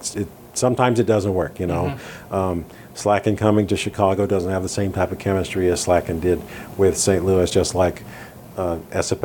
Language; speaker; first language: English; native; English